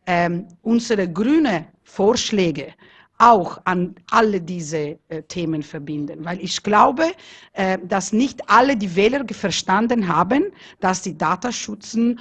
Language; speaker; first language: German; non-native, fluent; Italian